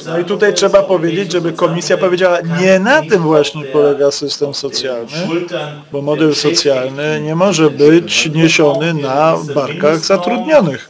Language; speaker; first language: Polish; native; Polish